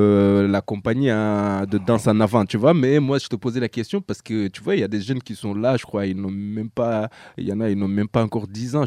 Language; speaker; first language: French; native; French